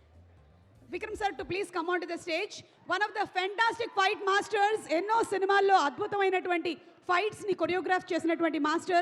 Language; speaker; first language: Telugu; native; Telugu